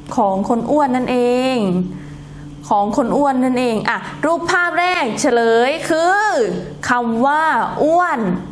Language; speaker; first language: Thai; non-native, local second language; Northern Khmer